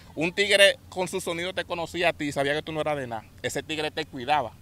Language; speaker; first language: Spanish; native; Spanish